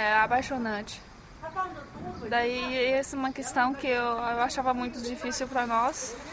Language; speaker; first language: Portuguese; non-native, fluent; Chinese